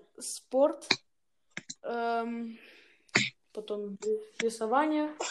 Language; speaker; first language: Russian; early bilingual, heritage; Russian